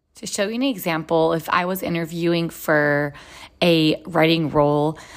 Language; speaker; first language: English; non-native, fluent; Hebrew